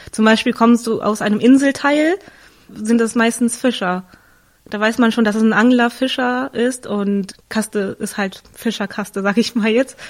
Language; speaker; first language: German; early bilingual, other home language; Tamil